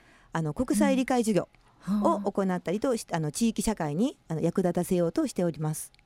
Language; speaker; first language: Japanese; native; Japanese